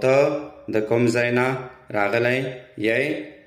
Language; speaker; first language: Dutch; non-native, learner; Pashto